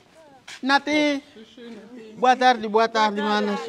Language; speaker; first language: Portuguese; non-native, learner; Vietnamese